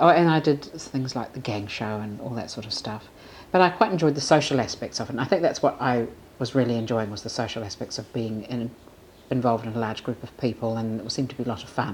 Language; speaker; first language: English; native; English